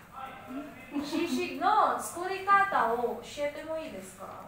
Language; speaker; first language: Japanese; non-native, learner; Filipino